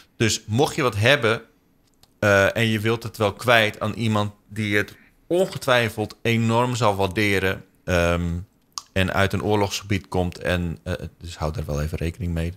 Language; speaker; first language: Dutch; native; Dutch